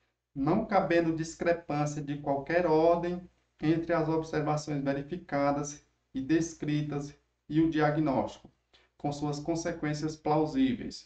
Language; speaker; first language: Portuguese; native; Portuguese